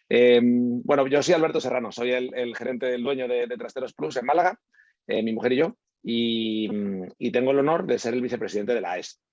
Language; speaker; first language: Spanish; native; Spanish